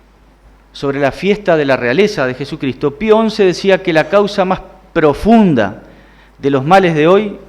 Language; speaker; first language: Spanish; native; Spanish